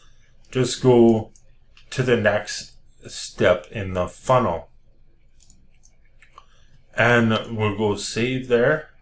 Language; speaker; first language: English; native; English